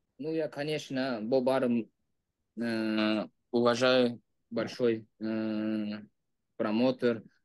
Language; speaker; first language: Russian; non-native, local second language; Uzbek